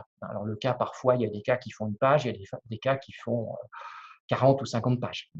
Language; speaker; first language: French; native; French